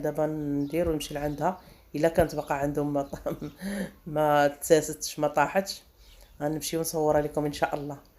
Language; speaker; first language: Arabic; native; Arabic